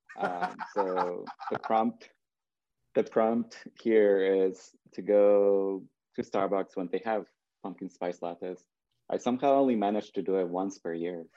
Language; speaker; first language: English; early bilingual, other home language; Spanish